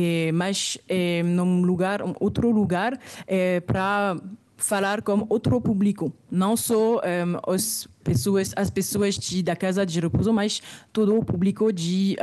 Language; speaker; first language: Portuguese; non-native, fluent; French